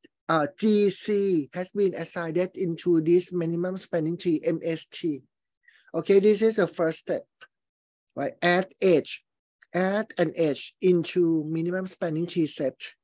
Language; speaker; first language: English; non-native, fluent; Thai